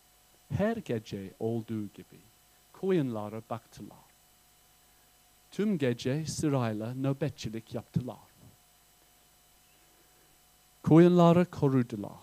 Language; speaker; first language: Turkish; non-native, fluent; English